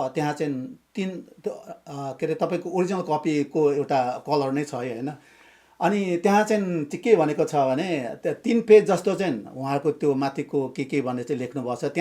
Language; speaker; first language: Nepali; non-native, local second language; Limbu